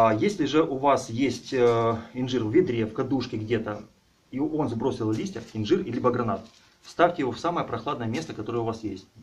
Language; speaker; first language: Russian; native; Russian